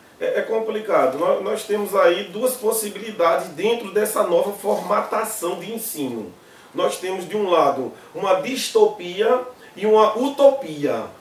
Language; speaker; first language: Portuguese; native; Portuguese